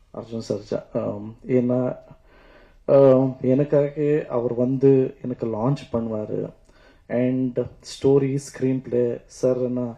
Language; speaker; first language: Tamil; non-native, learner; Kannada